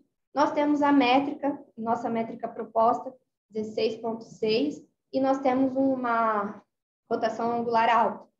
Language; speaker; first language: Portuguese; native; Portuguese